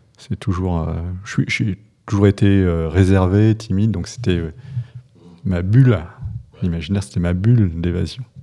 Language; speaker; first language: French; native; French